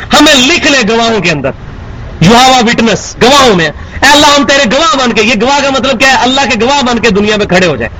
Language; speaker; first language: Urdu; non-native, local second language; Punjabi